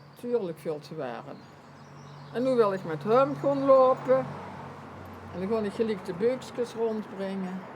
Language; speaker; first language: Dutch; non-native, local second language; Limburgish